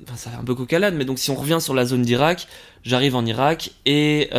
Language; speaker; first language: French; native; French